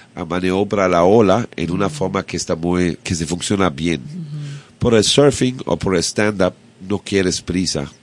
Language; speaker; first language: Spanish; non-native, learner; German